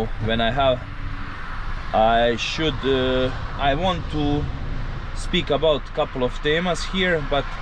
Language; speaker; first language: English; non-native, learner; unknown